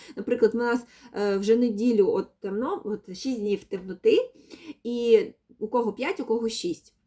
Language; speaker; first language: Ukrainian; non-native, local second language; Russian